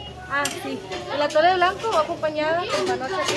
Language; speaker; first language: Spanish; native; Spanish